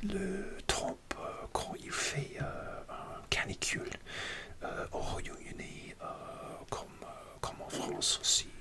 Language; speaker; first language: French; non-native, learner; English